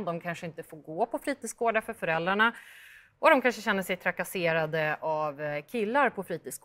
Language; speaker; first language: Swedish; native; Swedish